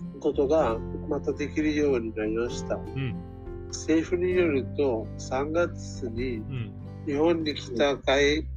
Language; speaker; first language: Japanese; non-native, learner; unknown